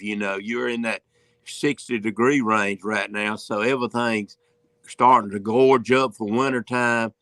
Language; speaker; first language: English; native; English